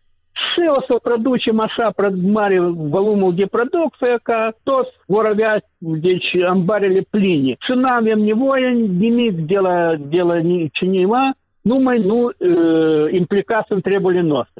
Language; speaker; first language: Romanian; non-native, local second language; Russian